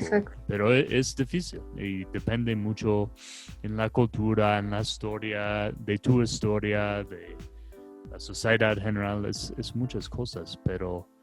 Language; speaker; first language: Spanish; non-native, fluent; English